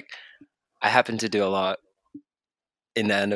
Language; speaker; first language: English; non-native, fluent; Norwegian